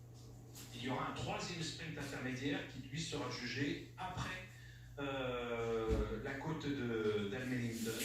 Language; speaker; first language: French; native; French